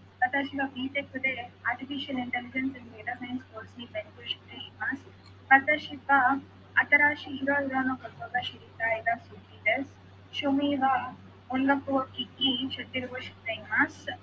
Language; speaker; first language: Japanese; non-native, learner; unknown